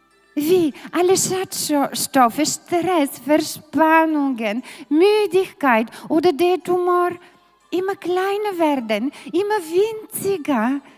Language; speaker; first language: German; non-native, fluent; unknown